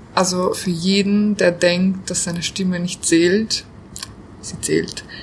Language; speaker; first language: German; early bilingual, other home language; Bosnian